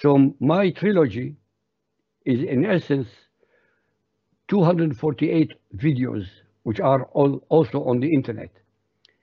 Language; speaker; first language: English; non-native, fluent; Arabic